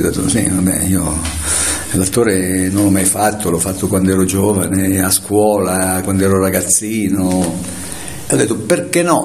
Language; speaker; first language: Italian; native; Italian